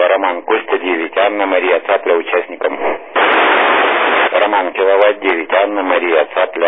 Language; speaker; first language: Russian; native; Russian